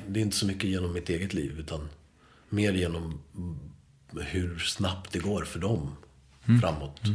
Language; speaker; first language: Swedish; early bilingual, other home language; Spanish